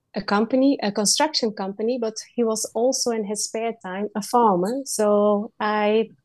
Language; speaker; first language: English; non-native, learner; Dutch